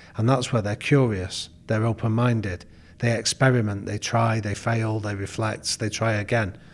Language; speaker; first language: English; native; English